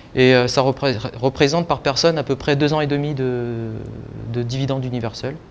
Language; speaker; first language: French; native; French